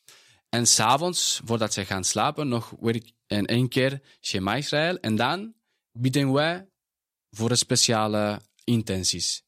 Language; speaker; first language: Dutch; non-native, fluent; Spanish